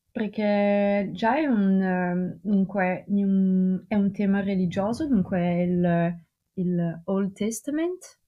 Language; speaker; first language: Italian; non-native, fluent; Russian